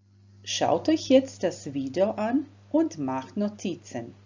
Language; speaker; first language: German; non-native, fluent; Croatian